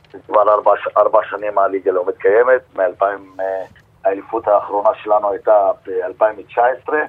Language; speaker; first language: Hebrew; non-native, local second language; Arabic